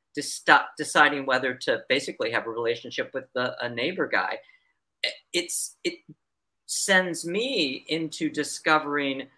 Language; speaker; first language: English; native; English